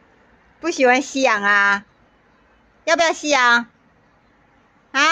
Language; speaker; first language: Chinese; native; Chinese